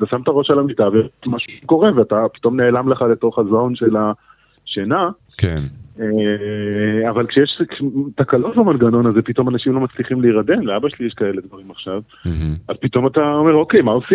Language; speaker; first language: Hebrew; native; Hebrew